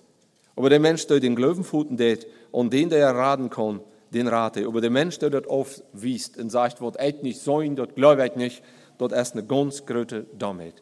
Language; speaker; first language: German; non-native, learner; Plautdietsch